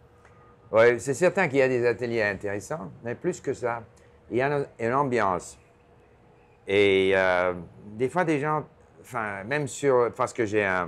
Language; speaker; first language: French; non-native, local second language; English